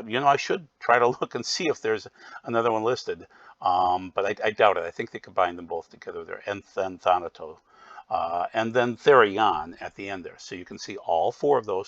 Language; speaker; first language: English; native; English